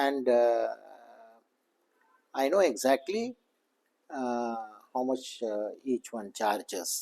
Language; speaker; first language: English; non-native, local second language; Kannada